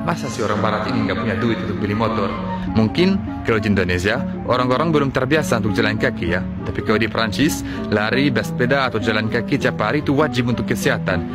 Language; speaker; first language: Indonesian; non-native, fluent; French